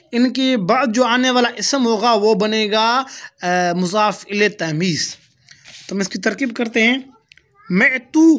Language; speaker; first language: Urdu; non-native, local second language; Pashto